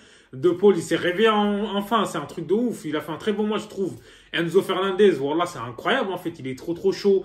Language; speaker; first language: French; native; French